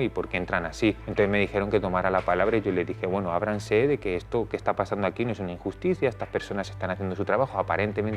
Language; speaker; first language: Spanish; native; Spanish